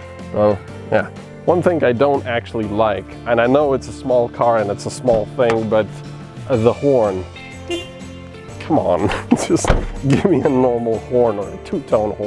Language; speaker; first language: English; non-native, fluent; Slovenian